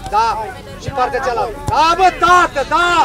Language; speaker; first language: Romanian; native; Romanian